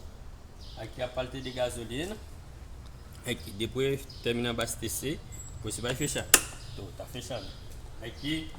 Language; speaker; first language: Portuguese; non-native, learner; Haitian Creole